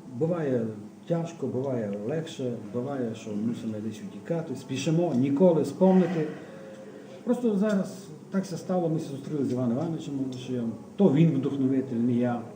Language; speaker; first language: Ukrainian; native; Ukrainian